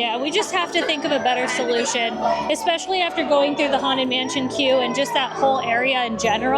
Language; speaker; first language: English; native; English